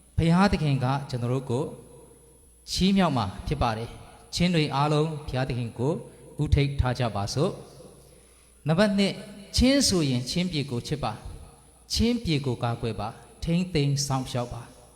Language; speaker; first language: Burmese; non-native, local second language; Hakha Chin